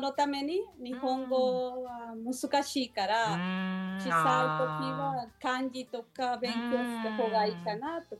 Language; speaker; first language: Japanese; non-native, learner; Spanish